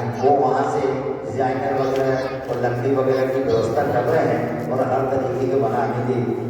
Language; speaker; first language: Hindi; native; Hindi